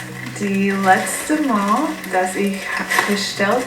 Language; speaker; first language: German; non-native, learner; English